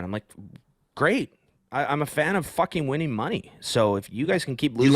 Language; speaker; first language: English; native; English